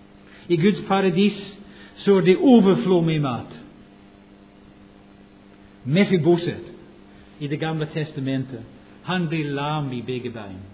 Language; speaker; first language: Swedish; non-native, fluent; English